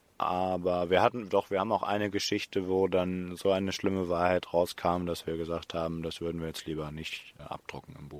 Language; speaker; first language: German; native; German